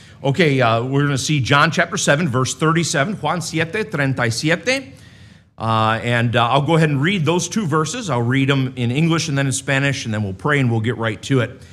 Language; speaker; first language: English; native; English